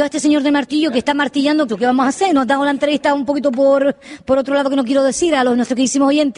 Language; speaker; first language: Spanish; native; Spanish